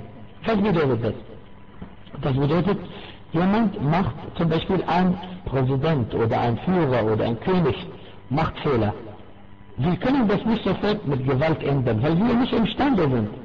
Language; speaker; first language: German; non-native, fluent; Arabic